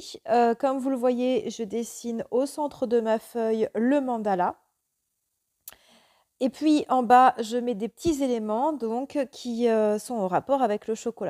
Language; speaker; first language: French; native; French